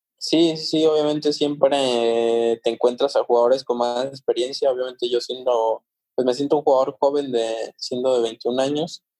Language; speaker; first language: Spanish; native; Spanish